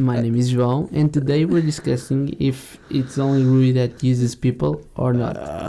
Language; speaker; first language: English; non-native, fluent; Portuguese